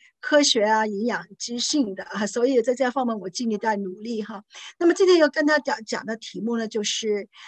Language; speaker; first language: Chinese; non-native, local second language; Cantonese